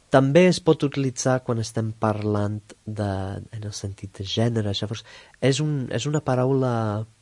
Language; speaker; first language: Catalan; non-native, fluent; English